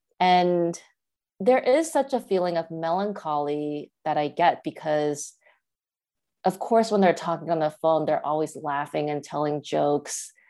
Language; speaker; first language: English; early bilingual, other home language; Chinese